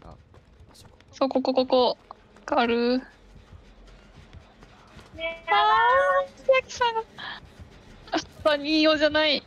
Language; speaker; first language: Japanese; native; Japanese